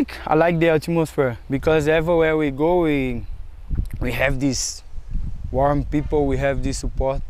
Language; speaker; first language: English; non-native, fluent; Portuguese